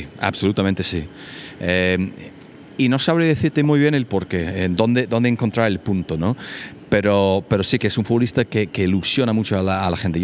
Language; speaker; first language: Spanish; non-native, fluent; English